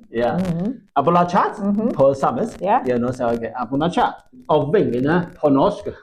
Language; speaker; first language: Norwegian; non-native, learner; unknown